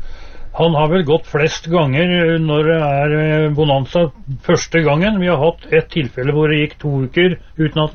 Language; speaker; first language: Norwegian; native; Norwegian